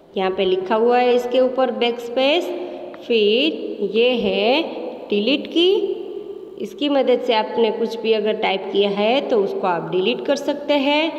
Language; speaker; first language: Hindi; non-native, local second language; Gujarati